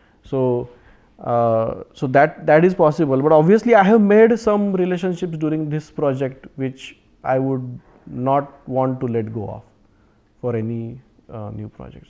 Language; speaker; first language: English; non-native, local second language; Marathi